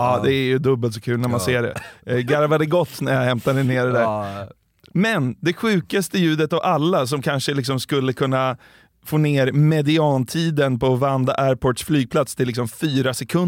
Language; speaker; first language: Swedish; native; Swedish